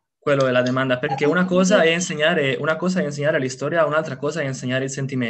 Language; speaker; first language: Italian; non-native, learner; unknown